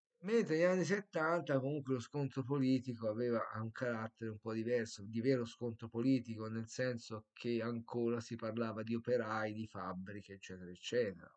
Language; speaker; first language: Italian; native; Italian